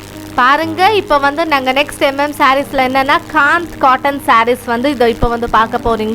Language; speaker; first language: Tamil; native; Tamil